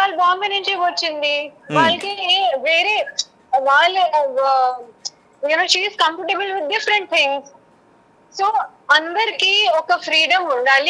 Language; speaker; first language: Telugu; non-native, learner; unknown